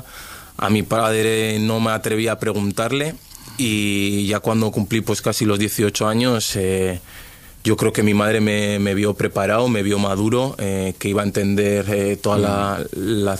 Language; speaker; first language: Spanish; early bilingual, other home language; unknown